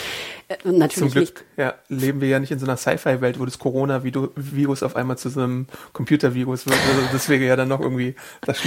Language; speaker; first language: German; native; German